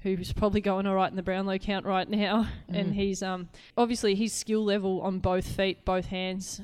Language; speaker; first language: English; native; English